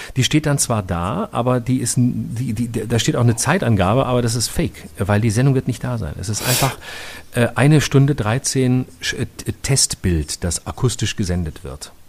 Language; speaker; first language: German; native; German